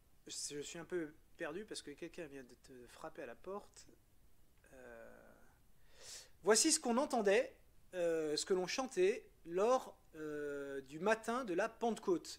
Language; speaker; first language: French; native; French